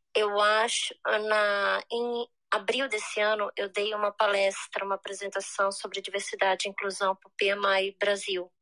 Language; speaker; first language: Portuguese; native; Portuguese